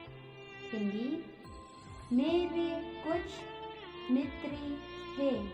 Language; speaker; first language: Hindi; non-native, local second language; Khasi